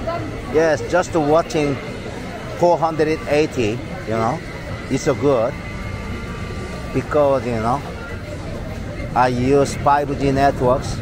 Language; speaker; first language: English; non-native, learner; Korean